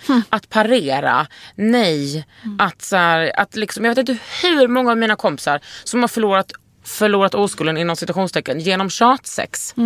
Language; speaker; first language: Swedish; native; Swedish